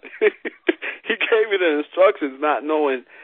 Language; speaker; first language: English; native; English